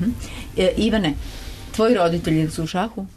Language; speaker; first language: Serbian; native; Serbian